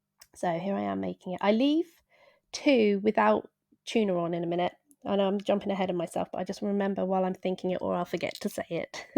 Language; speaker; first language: English; native; English